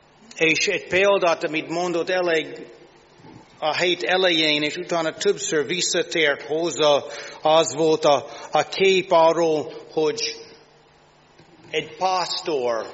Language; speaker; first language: Hungarian; non-native, learner; English